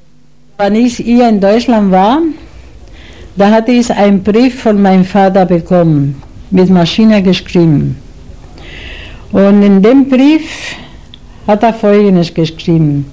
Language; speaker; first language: German; non-native, learner; Spanish